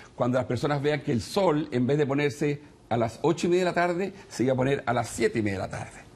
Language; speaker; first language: Spanish; native; Spanish